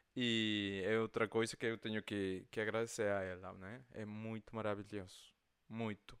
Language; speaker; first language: Portuguese; non-native, fluent; Spanish